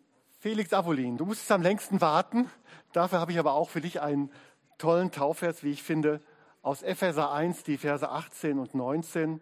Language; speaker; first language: German; native; German